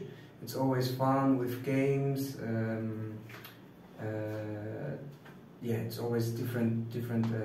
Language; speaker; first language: English; non-native, fluent; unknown